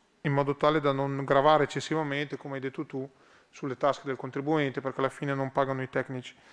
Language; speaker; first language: Italian; native; Italian